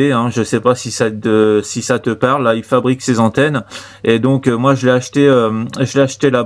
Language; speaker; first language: French; native; French